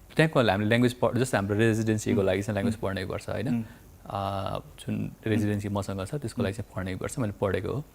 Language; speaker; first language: Nepali; native; Nepali